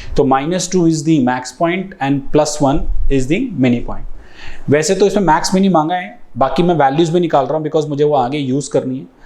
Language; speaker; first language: Hindi; native; Hindi